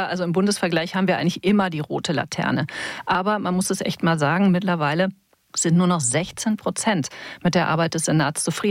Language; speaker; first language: German; native; German